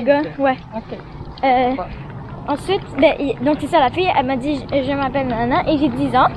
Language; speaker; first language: French; native; French